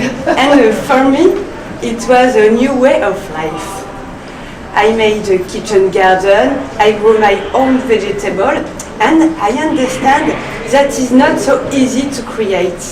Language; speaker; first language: English; non-native, learner; French